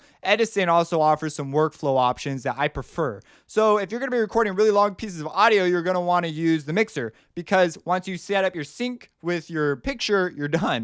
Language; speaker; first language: English; native; English